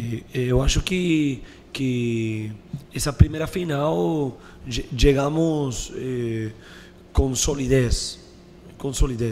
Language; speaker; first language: Portuguese; non-native, learner; Spanish